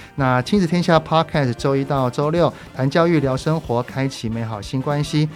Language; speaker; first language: Chinese; native; Chinese